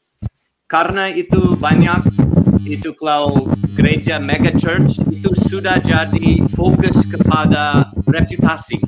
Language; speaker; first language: Indonesian; non-native, learner; English